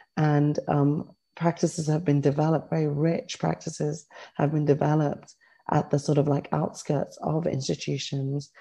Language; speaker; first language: English; native; English